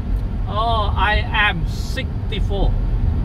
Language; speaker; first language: English; non-native, learner; Thai